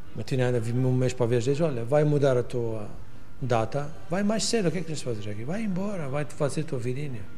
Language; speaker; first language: Portuguese; non-native, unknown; Arabic